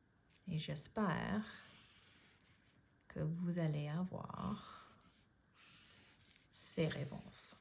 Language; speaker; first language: French; non-native, fluent; English